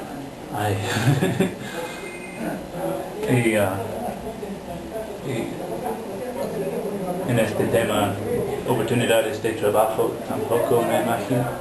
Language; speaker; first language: Spanish; non-native, fluent; English